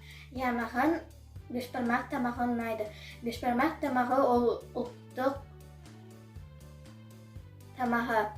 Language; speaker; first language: Kazakh; non-native, local second language; Russian